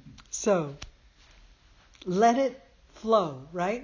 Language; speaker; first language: English; native; English